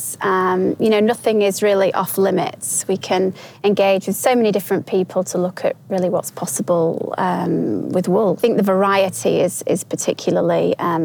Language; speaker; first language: English; native; English